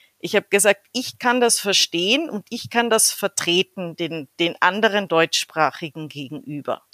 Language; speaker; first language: German; native; German